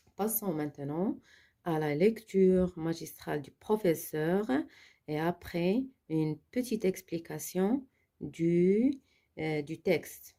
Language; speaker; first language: French; non-native, local second language; Arabic